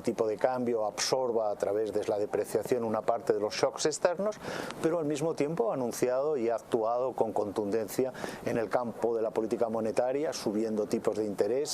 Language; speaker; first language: Spanish; native; Spanish